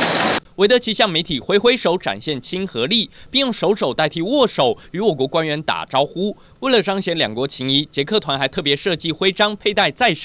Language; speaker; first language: Chinese; native; Chinese